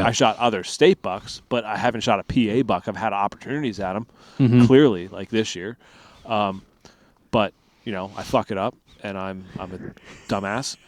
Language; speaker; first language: English; native; English